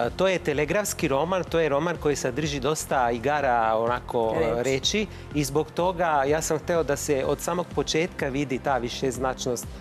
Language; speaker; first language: Bosnian; non-native, fluent; Italian